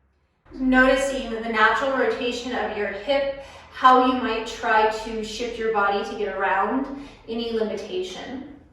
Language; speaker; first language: English; native; English